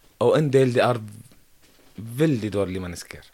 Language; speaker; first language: Norwegian; non-native, learner; Arabic